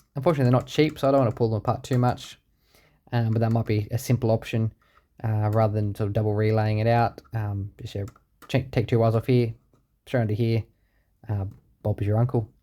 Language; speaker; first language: English; native; English